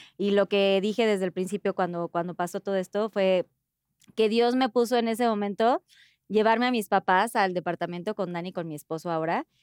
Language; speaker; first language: Spanish; native; Spanish